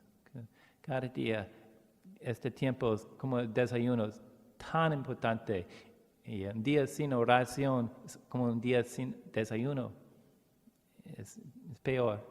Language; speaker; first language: Spanish; non-native, learner; English